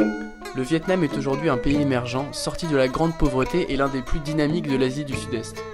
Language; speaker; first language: French; native; French